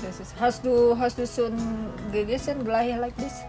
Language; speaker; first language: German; non-native, learner; Indonesian